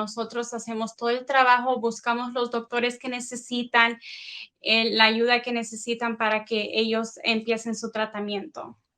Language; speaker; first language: Spanish; early bilingual, heritage; Spanish